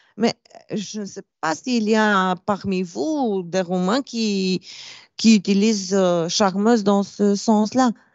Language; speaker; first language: French; non-native, fluent; Romanian